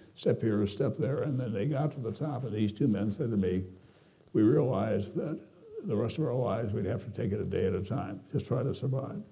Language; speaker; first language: English; native; English